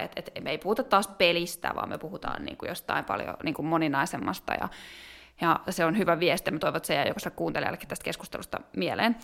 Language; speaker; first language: Finnish; native; Finnish